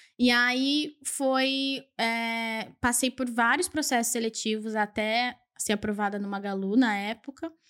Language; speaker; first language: Portuguese; early bilingual, other home language; Spanish